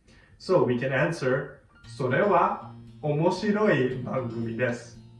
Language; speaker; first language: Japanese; non-native, fluent; Filipino